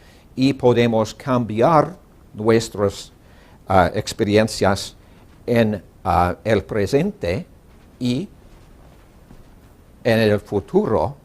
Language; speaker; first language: Spanish; non-native, learner; English